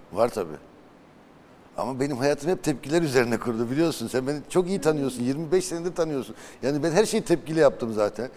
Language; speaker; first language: Turkish; early bilingual, heritage; Turkish